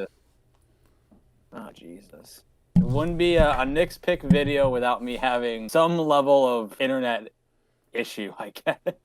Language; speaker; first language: English; native; English